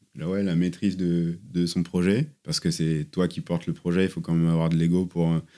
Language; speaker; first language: French; native; French